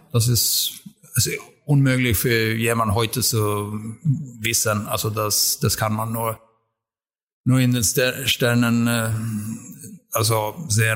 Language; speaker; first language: German; non-native, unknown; Swedish